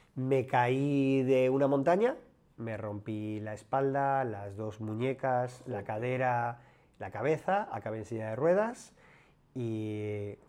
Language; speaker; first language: Spanish; native; Spanish